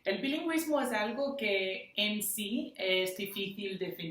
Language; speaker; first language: Spanish; non-native, fluent; English